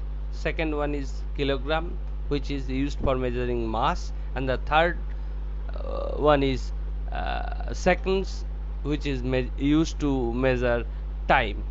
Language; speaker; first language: English; non-native, local second language; Bangla